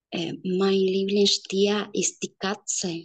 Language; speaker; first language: German; non-native, learner; Spanish